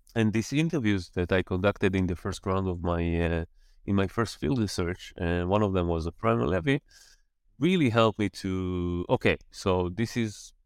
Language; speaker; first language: English; non-native, fluent; Hebrew